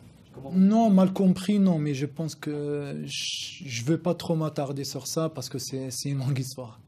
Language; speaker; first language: French; non-native, local second language; Arabic